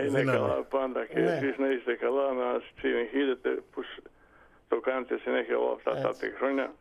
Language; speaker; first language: Greek; non-native, fluent; Bosnian